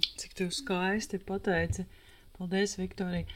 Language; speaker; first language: Latvian; native; Latvian